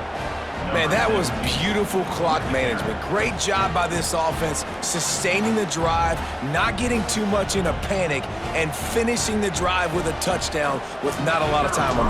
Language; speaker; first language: English; native; English